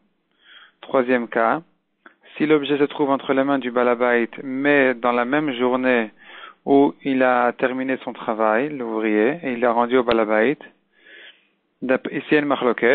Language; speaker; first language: French; native; French